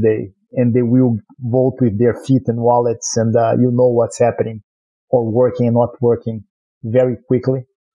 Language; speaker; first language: English; non-native, fluent; Portuguese